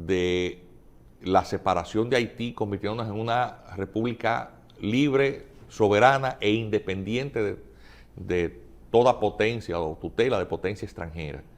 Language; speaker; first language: Spanish; native; Spanish